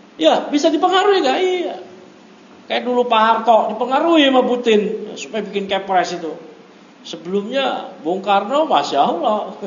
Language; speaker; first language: Indonesian; native; Indonesian